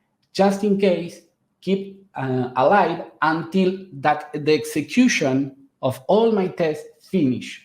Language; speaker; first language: English; non-native, fluent; Spanish